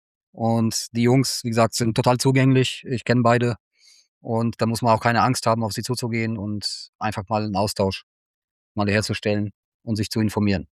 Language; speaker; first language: German; native; German